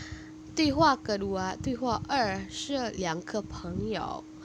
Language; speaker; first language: Chinese; non-native, fluent; Indonesian